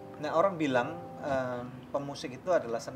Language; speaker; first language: Indonesian; native; Indonesian